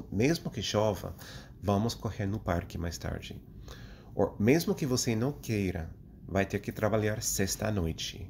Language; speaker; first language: Portuguese; non-native, fluent; English